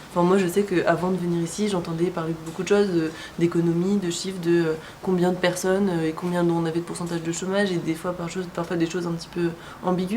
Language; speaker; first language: French; native; French